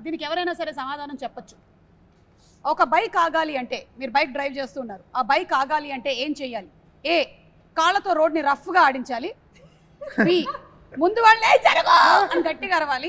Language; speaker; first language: Telugu; native; Telugu